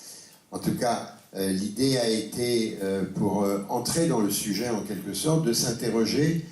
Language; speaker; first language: French; native; French